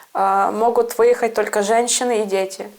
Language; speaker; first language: Russian; non-native, local second language; Ukrainian